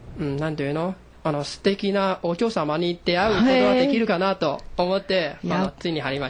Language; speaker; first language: Japanese; non-native, fluent; Chinese